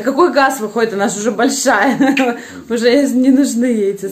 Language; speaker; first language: Russian; native; Russian